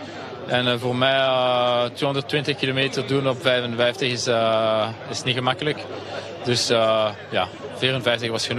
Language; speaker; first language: Dutch; non-native, local second language; French